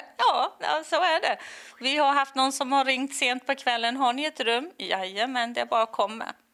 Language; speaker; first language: Swedish; non-native, fluent; English